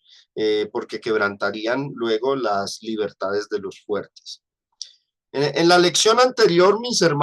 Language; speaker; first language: Spanish; native; Spanish